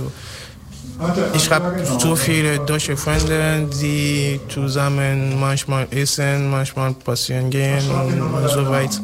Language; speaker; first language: German; non-native, learner; French